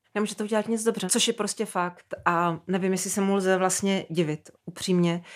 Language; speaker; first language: Czech; native; Czech